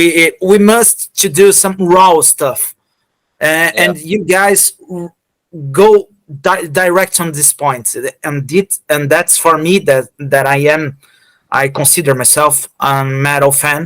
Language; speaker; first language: English; non-native, fluent; Portuguese